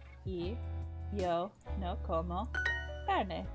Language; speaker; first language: Spanish; non-native, learner; English